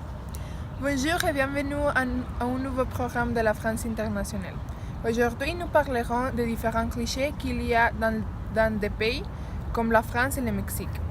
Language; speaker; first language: French; non-native, fluent; Spanish